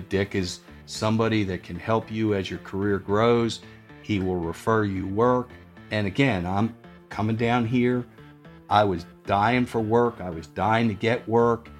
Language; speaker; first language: English; native; English